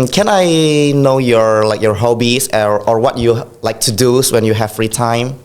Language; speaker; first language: English; non-native, fluent; Indonesian